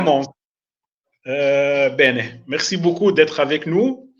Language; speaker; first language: French; non-native, local second language; Arabic